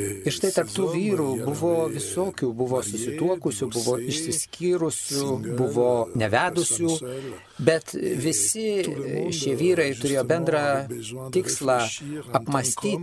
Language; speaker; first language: Lithuanian; non-native, fluent; Italian